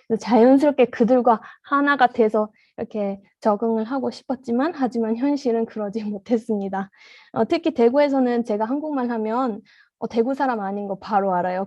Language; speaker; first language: Korean; early bilingual, heritage; Korean